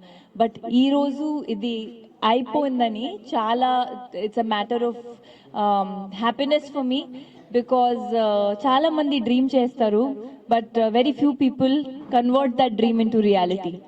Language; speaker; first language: Telugu; non-native, local second language; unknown